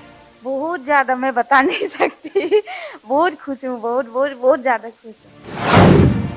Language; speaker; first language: Hindi; non-native, local second language; Manipuri